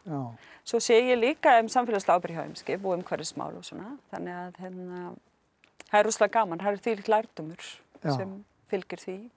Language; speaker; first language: Icelandic; non-native, fluent; Arabic